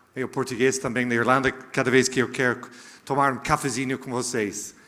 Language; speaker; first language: Portuguese; non-native, fluent; English